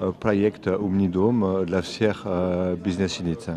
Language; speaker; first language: Russian; non-native, learner; French